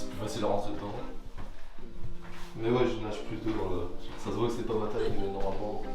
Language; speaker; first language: French; native; French